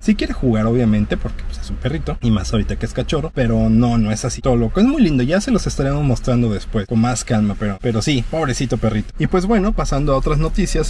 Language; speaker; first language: Spanish; native; Spanish